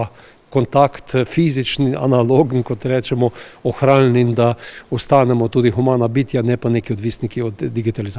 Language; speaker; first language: Slovenian; native; Slovenian